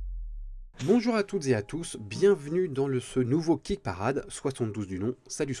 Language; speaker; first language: French; native; French